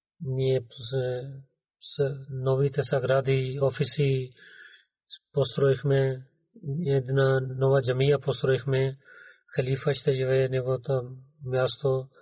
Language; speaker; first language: Bulgarian; non-native, learner; Urdu